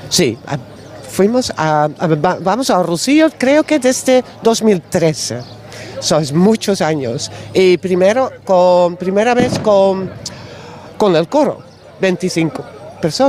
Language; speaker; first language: Spanish; non-native, learner; Dutch